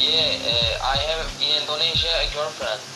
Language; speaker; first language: English; non-native, learner; Turkish